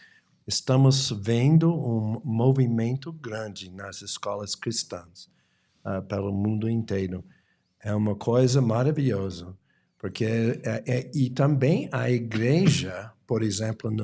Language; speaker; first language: Portuguese; non-native, fluent; English